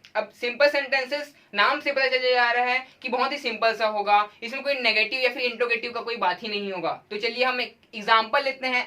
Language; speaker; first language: Hindi; native; Hindi